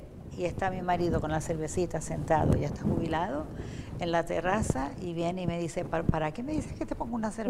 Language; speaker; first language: Spanish; native; Spanish